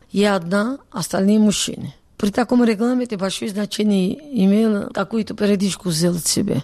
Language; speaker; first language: Russian; non-native, local second language; Georgian